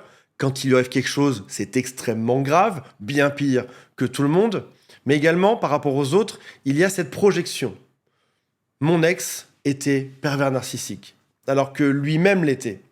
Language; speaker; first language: French; native; French